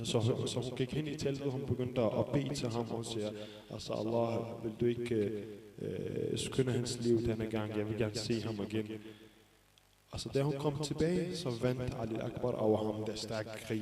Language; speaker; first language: Danish; early bilingual, other home language; Arabic